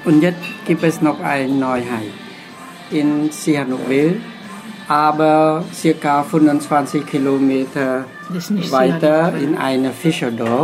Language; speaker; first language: German; non-native, fluent; Khmer